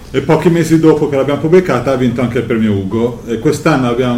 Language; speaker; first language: Italian; native; Italian